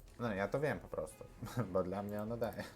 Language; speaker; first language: Polish; non-native, learner; Russian